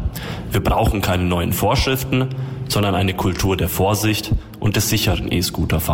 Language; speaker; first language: German; native; German